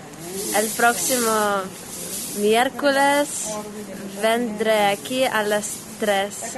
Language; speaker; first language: Spanish; non-native, learner; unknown